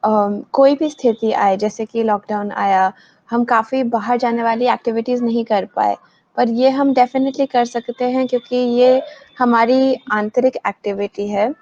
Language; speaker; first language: Hindi; native; Hindi